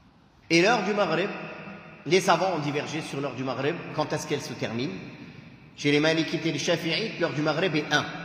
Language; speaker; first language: French; native; French